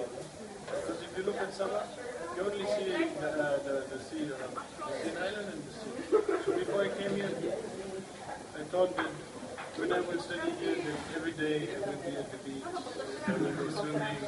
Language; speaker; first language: English; non-native, fluent; German